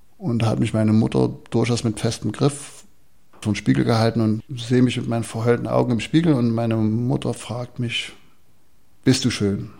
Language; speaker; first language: German; native; German